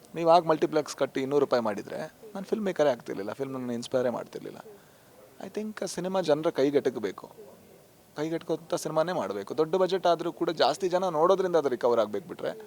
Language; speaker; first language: Kannada; non-native, local second language; Tulu